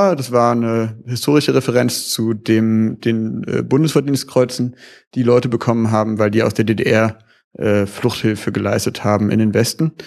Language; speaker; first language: German; native; German